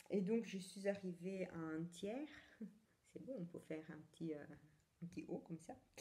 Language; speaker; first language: French; non-native, fluent; Italian